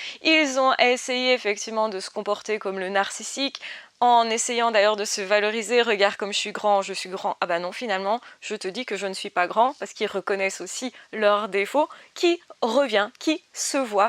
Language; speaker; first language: French; native; French